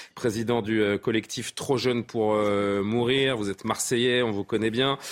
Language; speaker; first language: French; native; French